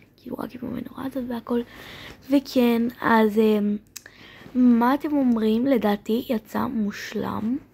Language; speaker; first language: Hebrew; native; Hebrew